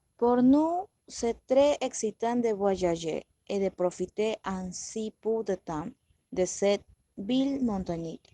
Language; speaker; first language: French; non-native, learner; Spanish